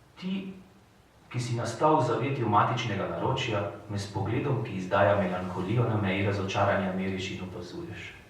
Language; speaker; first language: Slovenian; early bilingual, heritage; Slovenian